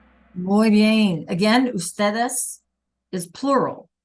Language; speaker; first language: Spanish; non-native, fluent; English